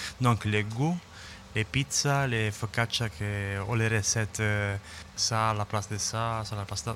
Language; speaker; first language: French; non-native, learner; Italian